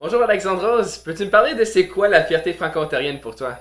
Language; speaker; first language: French; native; French